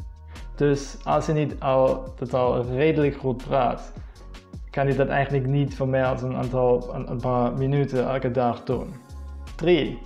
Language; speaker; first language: Dutch; non-native, fluent; English